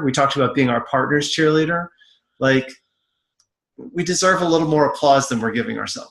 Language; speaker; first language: English; native; English